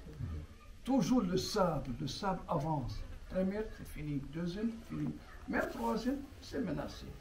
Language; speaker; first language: French; non-native, local second language; Arabic